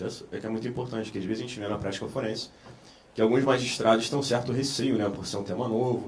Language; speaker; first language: Portuguese; native; Portuguese